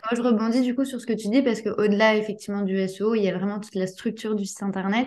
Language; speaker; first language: French; native; French